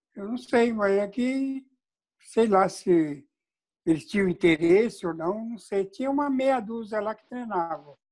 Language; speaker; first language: Portuguese; native; Portuguese